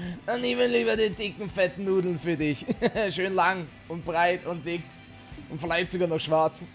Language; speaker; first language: German; native; German